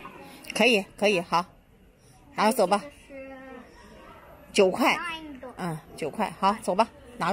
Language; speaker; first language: Chinese; native; Chinese